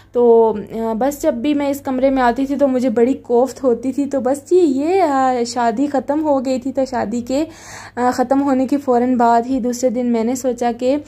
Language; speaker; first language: Urdu; native; Urdu